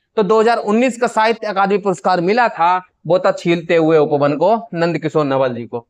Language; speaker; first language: Hindi; native; Hindi